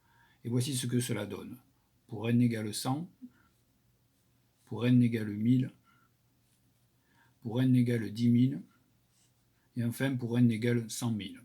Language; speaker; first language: French; native; French